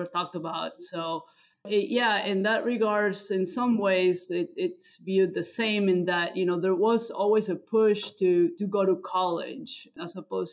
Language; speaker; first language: English; non-native, fluent; Spanish